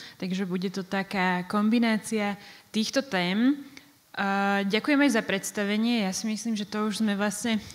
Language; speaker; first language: Slovak; native; Slovak